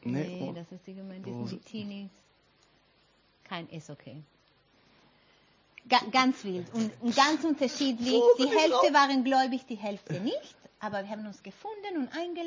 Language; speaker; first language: German; non-native, fluent; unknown